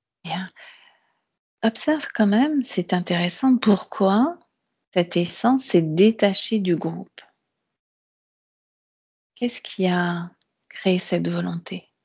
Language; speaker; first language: French; native; French